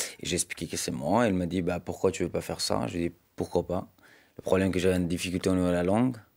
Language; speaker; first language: French; non-native, fluent; Persian